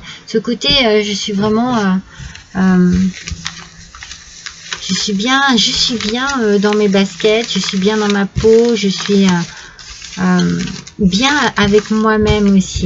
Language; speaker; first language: French; native; French